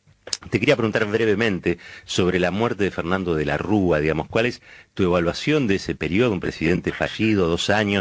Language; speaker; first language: Spanish; native; Spanish